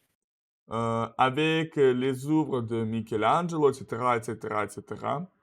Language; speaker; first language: French; non-native, learner; Russian